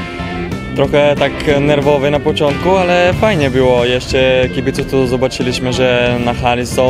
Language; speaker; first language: Polish; non-native, fluent; Bulgarian